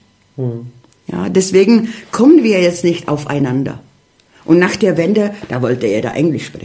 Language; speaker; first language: German; early bilingual, heritage; Czech